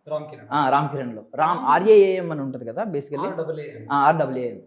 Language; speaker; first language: Telugu; native; Telugu